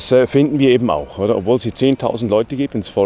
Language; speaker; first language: German; native; German